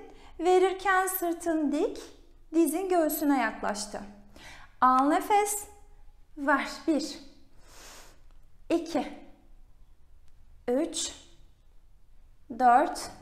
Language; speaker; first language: Turkish; native; Turkish